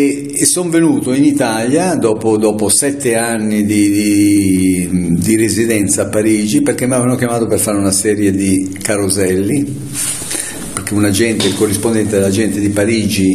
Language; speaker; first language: Italian; native; Italian